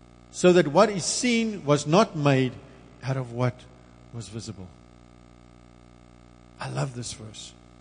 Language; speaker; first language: English; non-native, local second language; Afrikaans